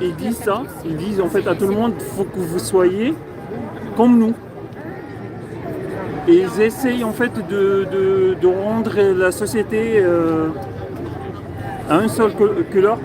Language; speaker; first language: French; non-native, fluent; Arabic